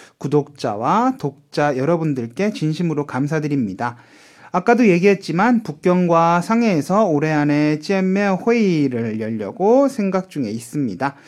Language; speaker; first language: Korean; native; Korean